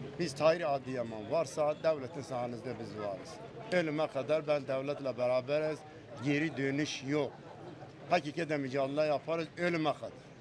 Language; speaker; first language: Turkish; non-native, local second language; Kurdish